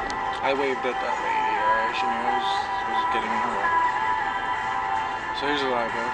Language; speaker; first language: English; native; English